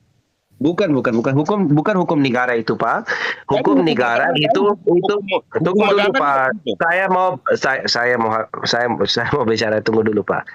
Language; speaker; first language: Indonesian; non-native, learner; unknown